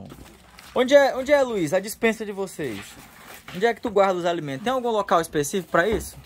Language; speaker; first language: Portuguese; native; Portuguese